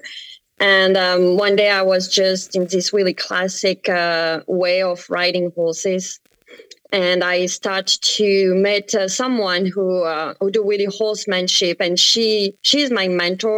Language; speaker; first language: English; non-native, fluent; French